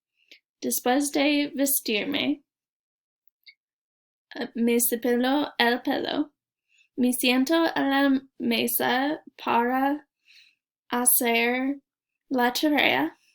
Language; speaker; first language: Spanish; non-native, learner; English